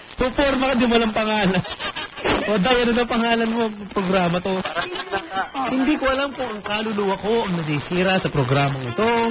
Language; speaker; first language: Filipino; native; Filipino